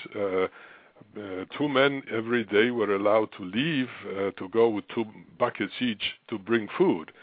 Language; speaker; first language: English; non-native, fluent; Russian